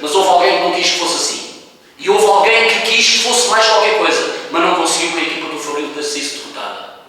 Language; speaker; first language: Portuguese; native; Portuguese